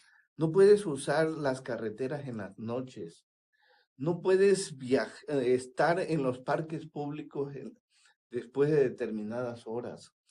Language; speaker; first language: Spanish; native; Spanish